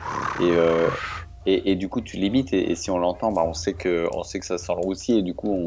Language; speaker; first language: French; native; French